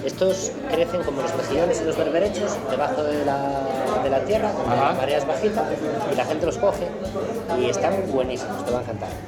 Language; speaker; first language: Spanish; native; Spanish